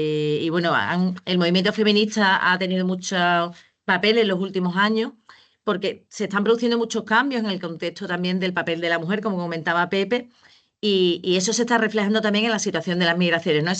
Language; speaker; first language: Spanish; native; Spanish